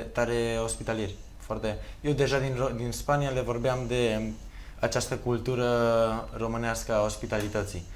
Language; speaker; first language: Romanian; early bilingual, other home language; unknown